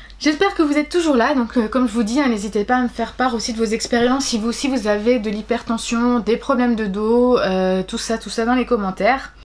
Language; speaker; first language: French; native; French